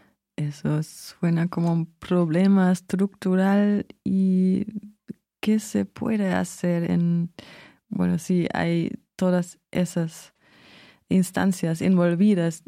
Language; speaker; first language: Spanish; non-native, fluent; German